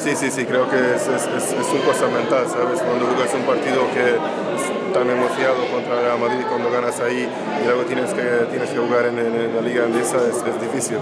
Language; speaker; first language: Spanish; non-native, fluent; Hungarian